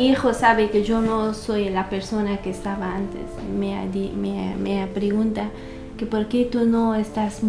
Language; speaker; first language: Spanish; non-native, learner; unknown